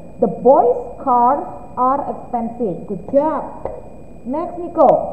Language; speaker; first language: English; non-native, fluent; Indonesian